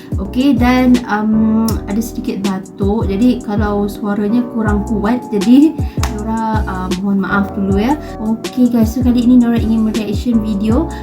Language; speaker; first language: Malay; native; Malay